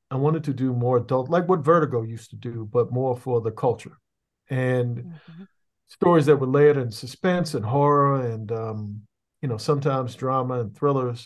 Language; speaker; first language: English; native; English